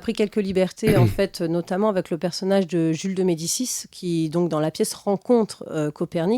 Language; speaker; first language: French; native; French